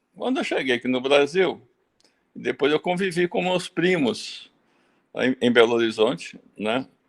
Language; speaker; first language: Portuguese; early bilingual, other home language; German